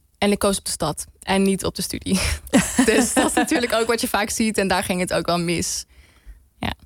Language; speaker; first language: Dutch; native; Dutch